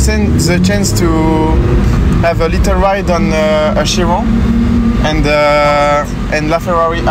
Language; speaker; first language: English; non-native, learner; French